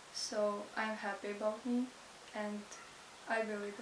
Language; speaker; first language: English; non-native, learner; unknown